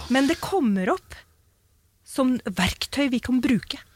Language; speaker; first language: Norwegian; early bilingual, other home language; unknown